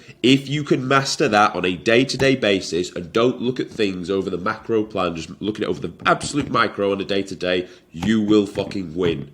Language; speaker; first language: English; native; English